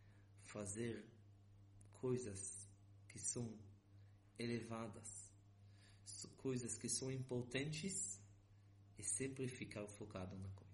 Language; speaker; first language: Portuguese; non-native, fluent; Hebrew